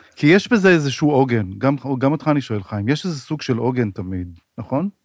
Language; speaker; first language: Hebrew; native; Hebrew